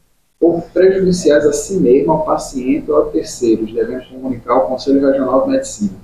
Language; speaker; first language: Portuguese; native; Portuguese